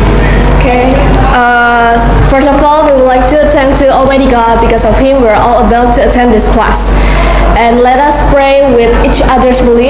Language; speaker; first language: English; non-native, learner; Indonesian